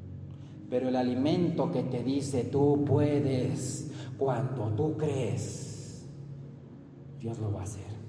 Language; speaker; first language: Spanish; native; Spanish